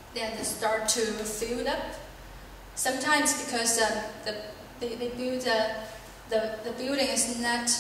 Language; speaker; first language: English; non-native, learner; Chinese